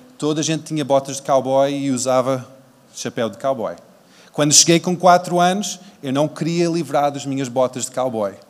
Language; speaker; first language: Portuguese; early bilingual, other home language; English